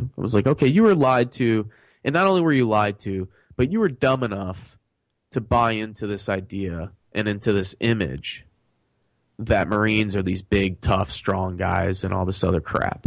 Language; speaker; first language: English; native; English